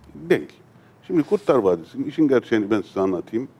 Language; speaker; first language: Turkish; native; Turkish